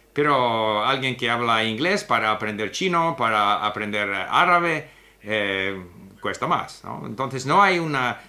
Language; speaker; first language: Spanish; non-native, fluent; English